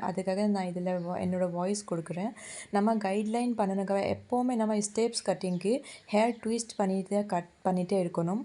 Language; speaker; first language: Tamil; non-native, fluent; Assamese